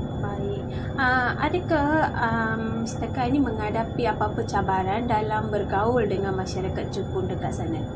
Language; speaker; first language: Malay; non-native, local second language; Tamil